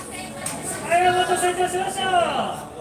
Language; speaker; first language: Japanese; native; Japanese